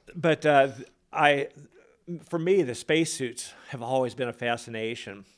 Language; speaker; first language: English; native; English